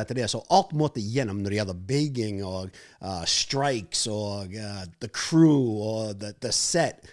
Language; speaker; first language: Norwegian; non-native, fluent; English